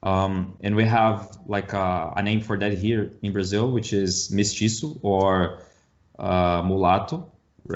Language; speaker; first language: English; non-native, learner; Portuguese